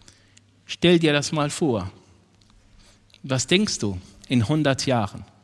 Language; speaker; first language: German; non-native, fluent; Arabic